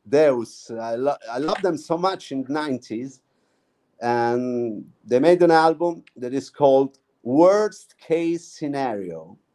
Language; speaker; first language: English; non-native, fluent; Italian